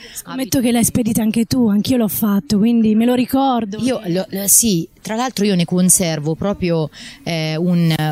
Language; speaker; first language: Italian; native; Italian